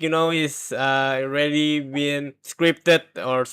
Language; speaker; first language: English; non-native, learner; Indonesian